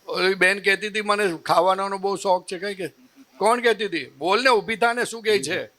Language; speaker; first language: Gujarati; native; Gujarati